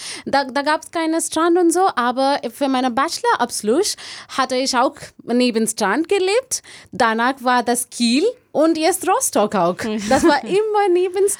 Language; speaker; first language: German; non-native, learner; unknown